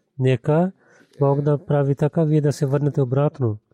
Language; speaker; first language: Bulgarian; non-native, learner; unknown